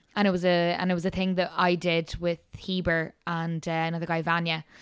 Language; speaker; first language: English; native; English